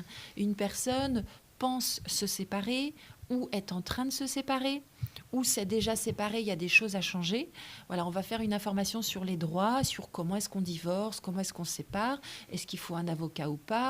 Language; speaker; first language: French; native; French